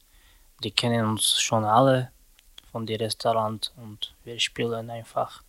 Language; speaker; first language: German; non-native, learner; Slovak